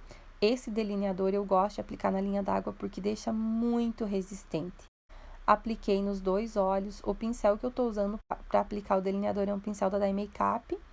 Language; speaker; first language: Portuguese; native; Portuguese